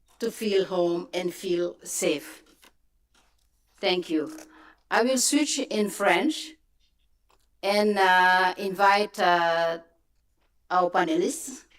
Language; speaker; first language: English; non-native, fluent; French